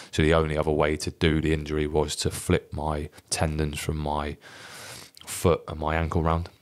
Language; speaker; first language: English; native; English